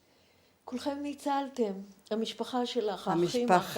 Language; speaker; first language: Hebrew; native; Hebrew